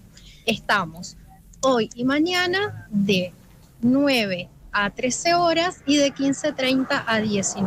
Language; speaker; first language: Spanish; native; Spanish